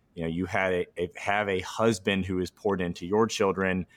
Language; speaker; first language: English; native; English